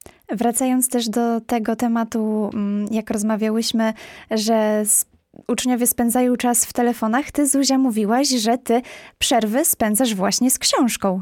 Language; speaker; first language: Polish; native; Polish